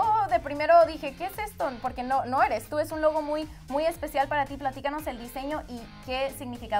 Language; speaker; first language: Spanish; native; Spanish